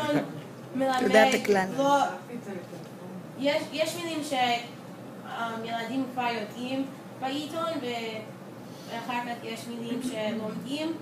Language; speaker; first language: Hebrew; early bilingual, other home language; English